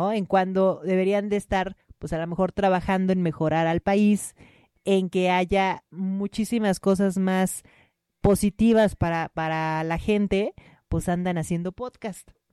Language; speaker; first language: Spanish; native; Spanish